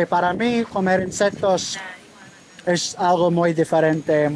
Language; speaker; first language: Spanish; non-native, learner; English